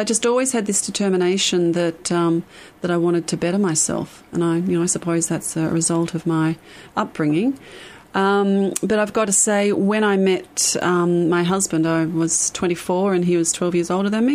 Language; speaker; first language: English; native; English